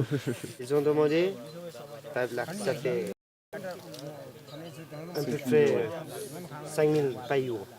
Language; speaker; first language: French; non-native, learner; Nepali